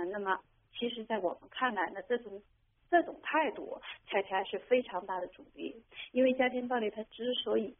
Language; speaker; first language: Chinese; native; Chinese